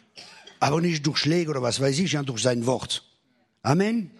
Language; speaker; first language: German; non-native, fluent; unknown